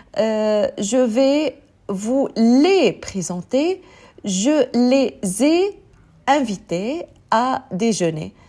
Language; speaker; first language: French; non-native, fluent; Arabic